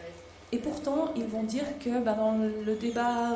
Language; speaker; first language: French; native; French